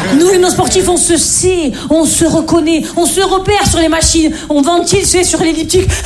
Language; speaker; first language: French; native; French